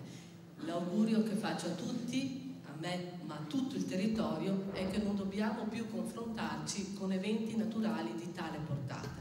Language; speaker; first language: Italian; native; Italian